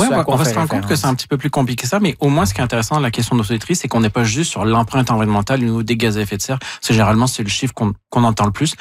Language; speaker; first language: French; native; French